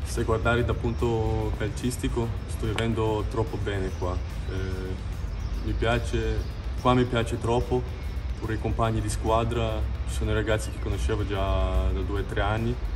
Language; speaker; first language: Italian; non-native, fluent; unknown